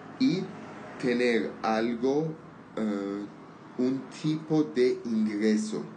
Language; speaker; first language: Spanish; non-native, learner; Armenian